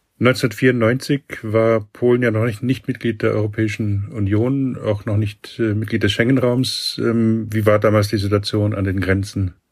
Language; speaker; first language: German; native; German